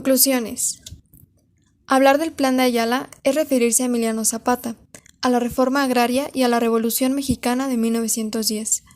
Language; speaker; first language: Spanish; native; Spanish